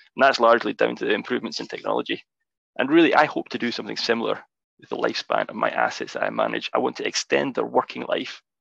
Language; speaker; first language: English; native; English